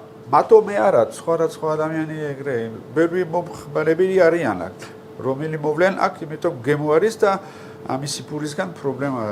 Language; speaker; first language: Georgian; non-native, learner; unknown